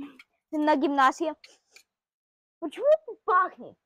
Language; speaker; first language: Russian; early bilingual, heritage; Russian